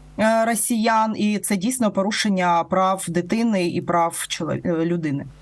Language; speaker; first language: Ukrainian; non-native, local second language; Russian